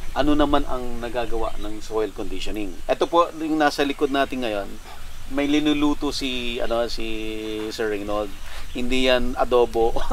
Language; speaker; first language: Filipino; native; Filipino